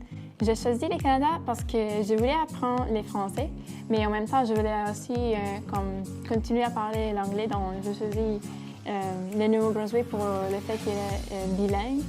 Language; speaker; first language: French; non-native, fluent; Italian